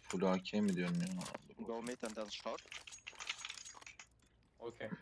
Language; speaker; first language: English; non-native, learner; Turkish